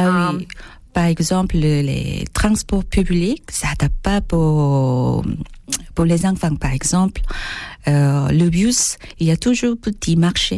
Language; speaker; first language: French; non-native, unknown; Korean